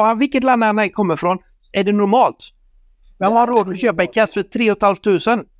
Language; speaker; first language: Swedish; native; Swedish